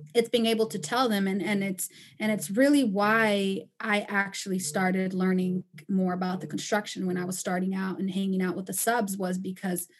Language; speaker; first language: English; non-native, fluent; Spanish